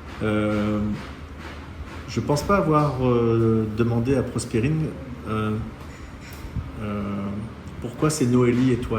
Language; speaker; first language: French; native; French